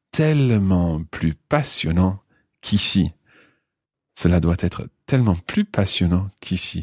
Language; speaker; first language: French; non-native, fluent; English